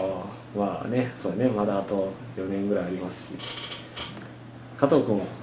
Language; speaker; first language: Japanese; native; Japanese